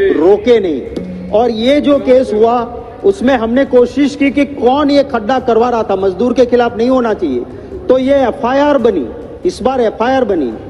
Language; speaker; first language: Hindi; non-native, local second language; Gujarati